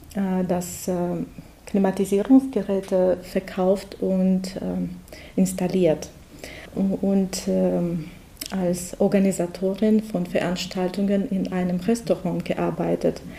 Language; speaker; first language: German; non-native, fluent; Russian